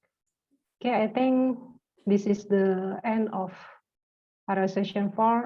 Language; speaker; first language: English; non-native, learner; Indonesian